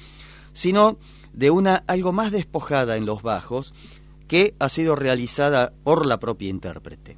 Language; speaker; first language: Spanish; native; Spanish